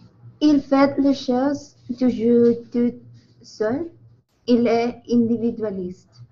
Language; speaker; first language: French; non-native, learner; Spanish